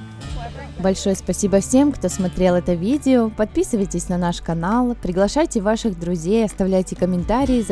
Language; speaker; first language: Russian; native; Russian